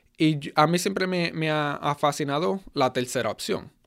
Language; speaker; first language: Spanish; early bilingual, heritage; Spanish